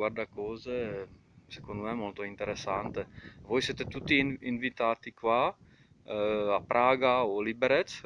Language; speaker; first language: Italian; non-native, fluent; Czech